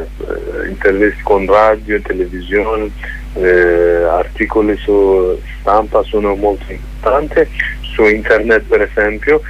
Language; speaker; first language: Italian; non-native, learner; Kurdish